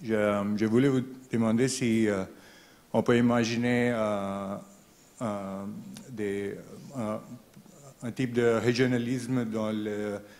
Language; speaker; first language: French; non-native, learner; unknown